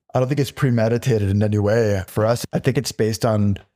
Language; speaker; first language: English; native; English